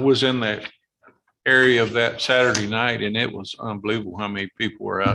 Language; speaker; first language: English; native; English